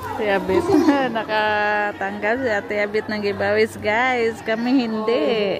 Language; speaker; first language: Filipino; non-native, local second language; Bikol